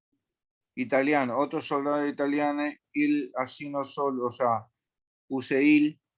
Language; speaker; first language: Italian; non-native, learner; Spanish